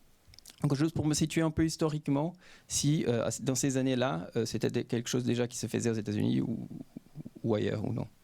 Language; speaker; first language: French; native; French